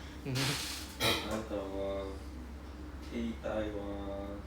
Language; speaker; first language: Japanese; non-native, learner; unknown